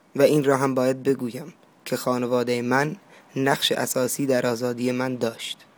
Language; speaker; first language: Persian; non-native, local second language; Baluchi